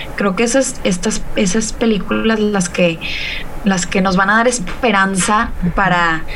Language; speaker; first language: Spanish; native; Spanish